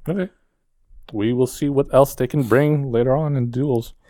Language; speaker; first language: English; early bilingual, other home language; Filipino